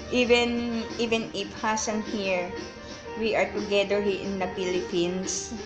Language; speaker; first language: English; non-native, learner; Filipino